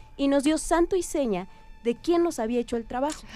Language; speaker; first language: Spanish; native; Spanish